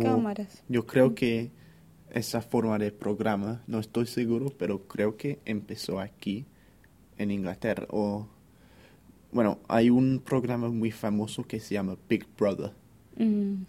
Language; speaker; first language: Spanish; non-native, fluent; English